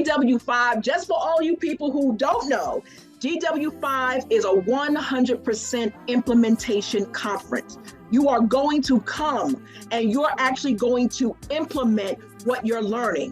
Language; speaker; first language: English; native; English